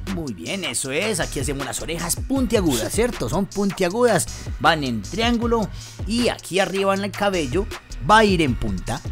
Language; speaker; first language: Spanish; native; Spanish